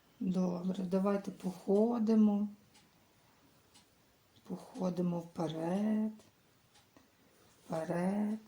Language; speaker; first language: Ukrainian; native; Ukrainian